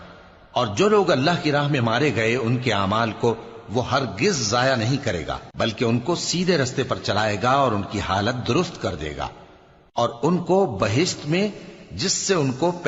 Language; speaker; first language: Urdu; native; Urdu